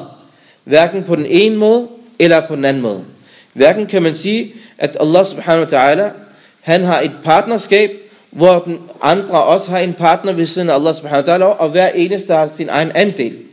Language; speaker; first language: Danish; non-native, fluent; Arabic